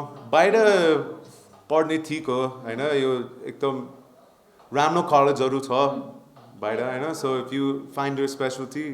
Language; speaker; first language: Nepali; non-native, learner; English